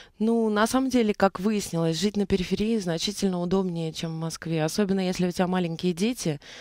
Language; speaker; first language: Russian; native; Russian